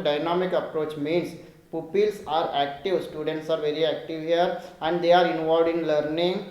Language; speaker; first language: English; non-native, local second language; Kannada